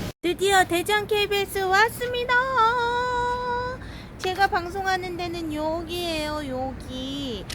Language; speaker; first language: Korean; native; Korean